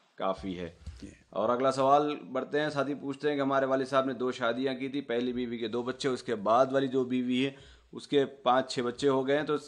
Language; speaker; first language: Urdu; native; Urdu